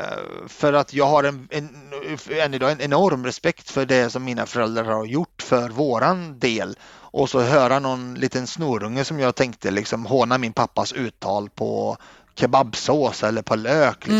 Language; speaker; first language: Swedish; early bilingual, other home language; Arabic